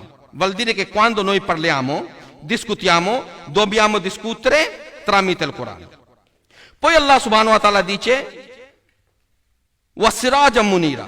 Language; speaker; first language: Italian; non-native, learner; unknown